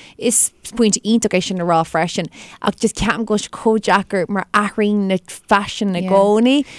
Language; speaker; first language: Irish; non-native, local second language; English